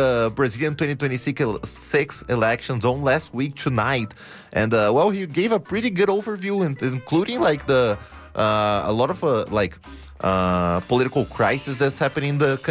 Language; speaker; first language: English; non-native, fluent; Portuguese